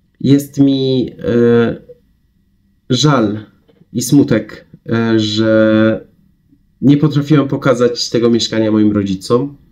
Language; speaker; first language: Polish; non-native, fluent; Persian